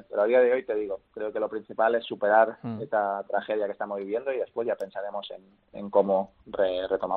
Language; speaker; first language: Spanish; native; Spanish